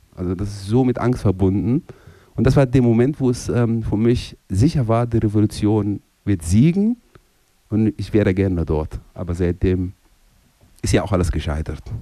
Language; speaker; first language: German; non-native, fluent; Arabic